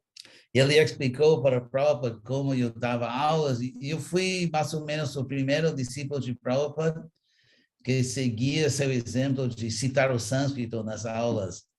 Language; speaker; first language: Portuguese; non-native, fluent; English